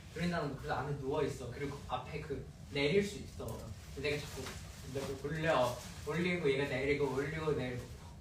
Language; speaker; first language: Korean; non-native, fluent; Chinese